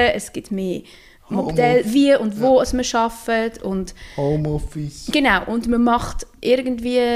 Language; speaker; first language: German; native; German